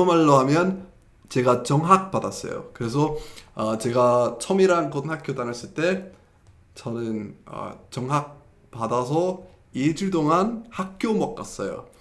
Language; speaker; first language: Korean; non-native, fluent; English